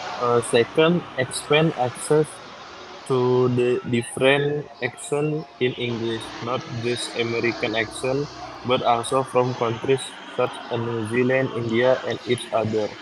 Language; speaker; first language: English; non-native, learner; Indonesian